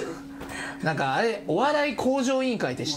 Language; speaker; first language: Japanese; native; Japanese